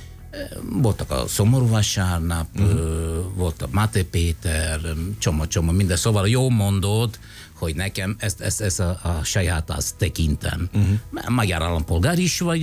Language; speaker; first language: Hungarian; non-native, fluent; Italian